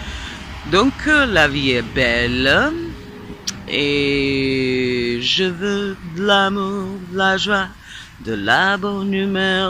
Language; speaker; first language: French; non-native, fluent; Serbian